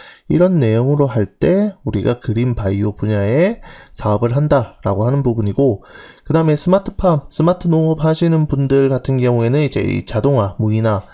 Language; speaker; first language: Korean; native; Korean